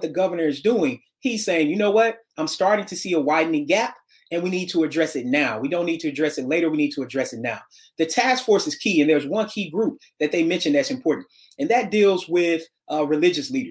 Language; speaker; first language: English; native; English